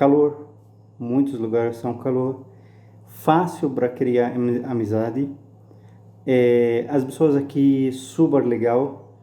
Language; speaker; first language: Portuguese; non-native, fluent; Arabic